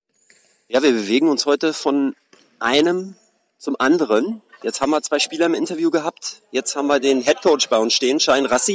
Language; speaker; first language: German; native; German